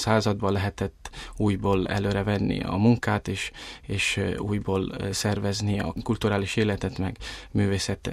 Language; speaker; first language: Hungarian; early bilingual, heritage; Italian